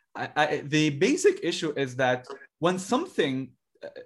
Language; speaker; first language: English; non-native, fluent; Arabic